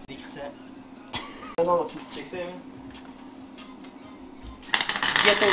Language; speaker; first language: French; native; French